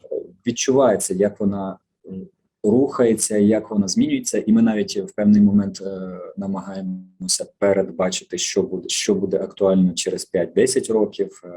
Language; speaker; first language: Ukrainian; native; Ukrainian